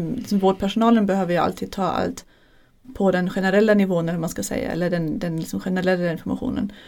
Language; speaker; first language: Swedish; non-native, fluent; German